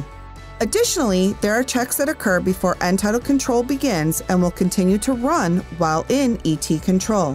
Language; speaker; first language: English; native; English